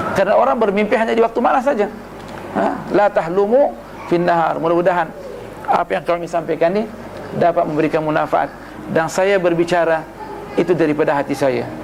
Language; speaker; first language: Malay; non-native, local second language; Buginese